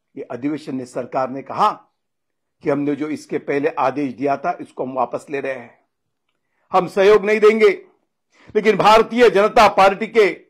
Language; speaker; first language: Hindi; non-native, local second language; Marathi